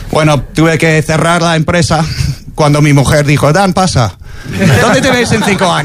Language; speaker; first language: Spanish; non-native, fluent; English